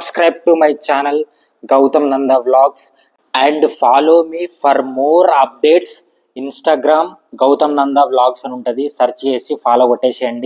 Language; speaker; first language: Telugu; native; Telugu